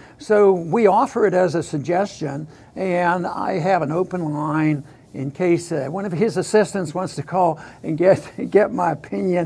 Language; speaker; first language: English; native; English